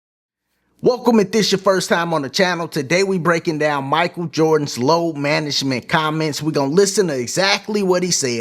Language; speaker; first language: English; native; English